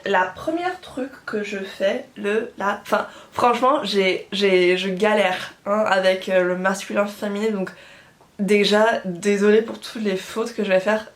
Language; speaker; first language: French; non-native, fluent; English